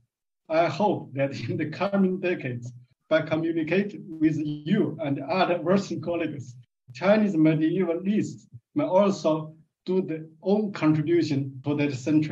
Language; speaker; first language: English; non-native, fluent; Chinese